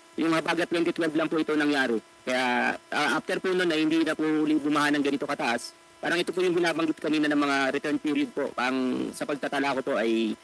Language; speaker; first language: Filipino; native; Filipino